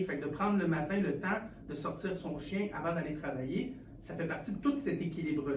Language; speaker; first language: French; native; French